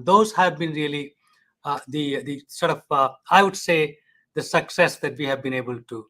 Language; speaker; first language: English; non-native, fluent; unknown